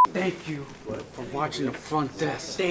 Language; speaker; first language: English; native; English